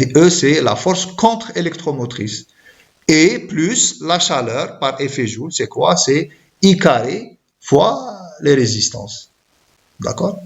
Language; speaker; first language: French; non-native, local second language; Arabic